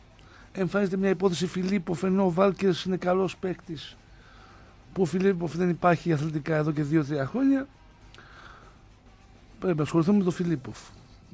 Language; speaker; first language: Greek; native; Greek